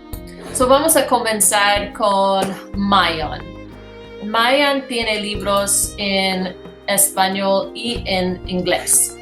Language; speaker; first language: Spanish; non-native, fluent; English